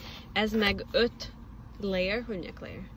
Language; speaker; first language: Hungarian; non-native, fluent; English